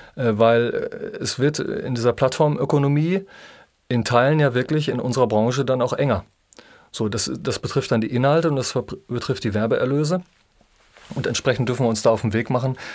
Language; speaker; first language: German; native; German